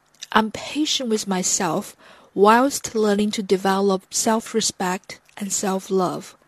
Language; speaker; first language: English; non-native, fluent; Chinese